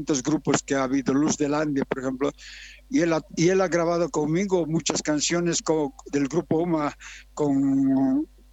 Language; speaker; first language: Spanish; native; Spanish